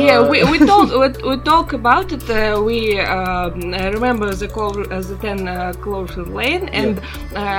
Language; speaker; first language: English; non-native, learner; Russian